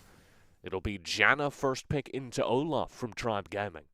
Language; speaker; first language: English; native; English